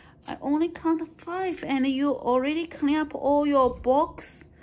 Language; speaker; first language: English; non-native, fluent; Chinese